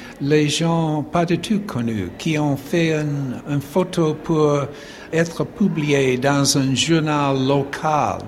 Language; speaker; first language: French; non-native, fluent; English